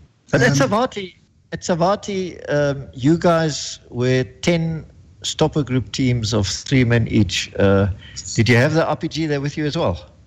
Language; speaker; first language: English; non-native, local second language; Afrikaans